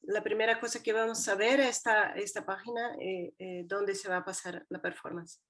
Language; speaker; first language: Spanish; non-native, fluent; Portuguese